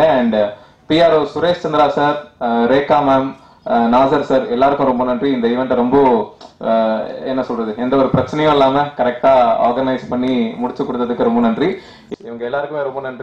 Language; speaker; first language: Tamil; native; Tamil